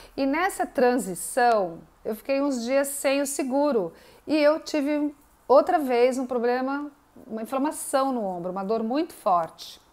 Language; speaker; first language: Portuguese; native; Portuguese